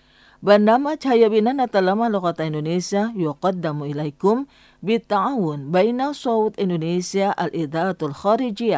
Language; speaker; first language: Arabic; non-native, fluent; Indonesian